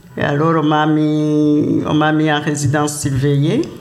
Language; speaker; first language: French; non-native, local second language; Rundi